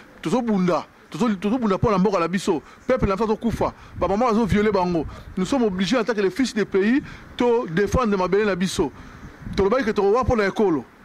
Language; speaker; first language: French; non-native, local second language; Lingala